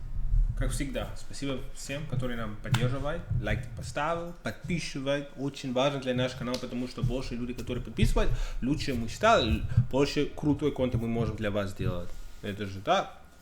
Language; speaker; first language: Russian; non-native, learner; English